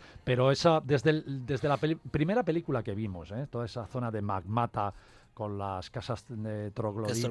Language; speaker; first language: Spanish; native; Spanish